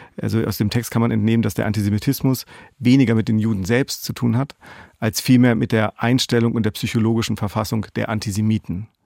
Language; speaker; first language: German; native; German